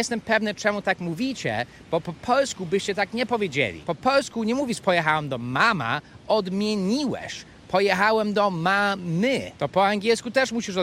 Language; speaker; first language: Polish; non-native, fluent; English